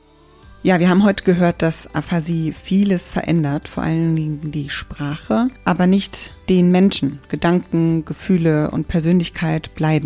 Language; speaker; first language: German; native; German